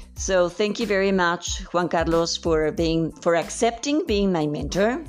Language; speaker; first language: English; non-native, fluent; Spanish